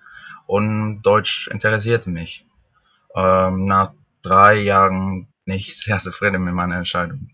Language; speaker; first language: German; non-native, fluent; Spanish